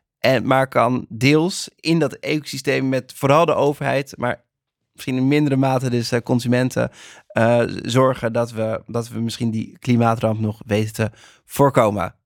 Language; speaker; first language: Dutch; native; Dutch